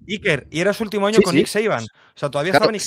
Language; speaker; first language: Spanish; native; Spanish